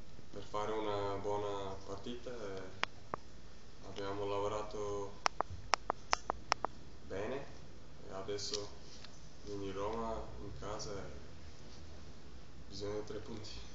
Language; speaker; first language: Italian; non-native, learner; German